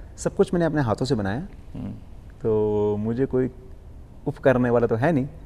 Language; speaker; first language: Hindi; early bilingual, heritage; Punjabi